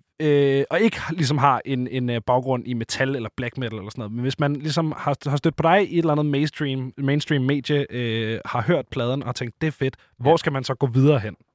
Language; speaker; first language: Danish; native; Danish